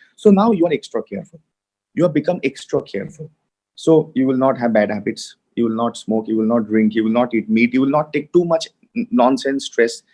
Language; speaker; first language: English; non-native, local second language; Hindi